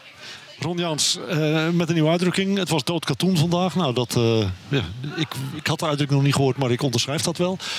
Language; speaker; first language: Dutch; native; Dutch